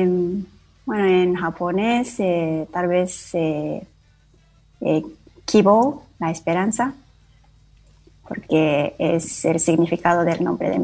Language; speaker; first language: Spanish; non-native, fluent; Japanese